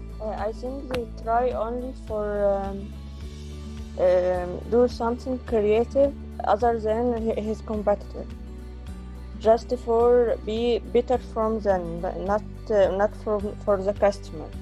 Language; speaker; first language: English; non-native, learner; Arabic